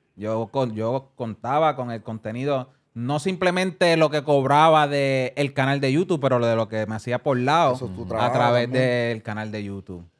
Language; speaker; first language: Spanish; early bilingual, heritage; Spanish